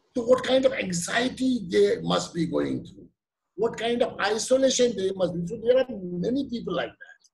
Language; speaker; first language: English; non-native, local second language; Kashmiri